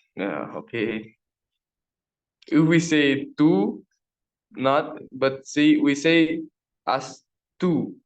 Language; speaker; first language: English; non-native, learner; Indonesian